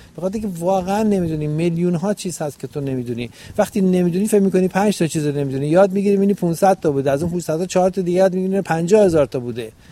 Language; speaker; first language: Persian; native; Persian